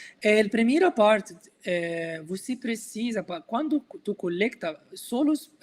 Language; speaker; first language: Portuguese; non-native, learner; Arabic